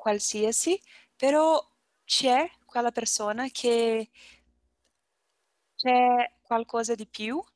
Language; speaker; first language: Italian; non-native, learner; Portuguese